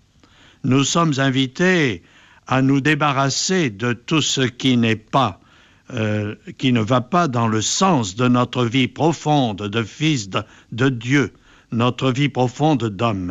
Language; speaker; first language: French; native; French